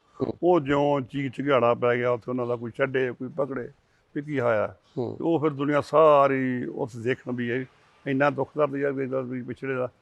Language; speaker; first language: Punjabi; native; Punjabi